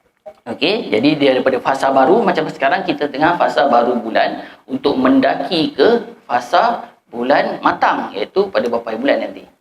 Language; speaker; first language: Malay; native; Malay